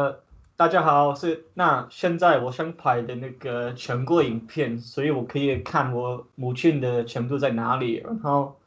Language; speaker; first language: Chinese; non-native, learner; English